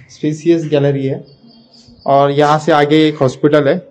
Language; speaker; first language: Hindi; non-native, local second language; Marathi